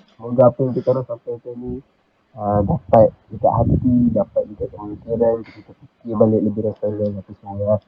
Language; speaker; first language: Malay; native; Malay